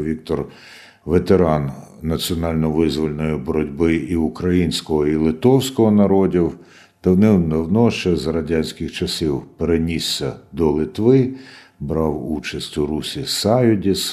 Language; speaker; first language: Ukrainian; native; Ukrainian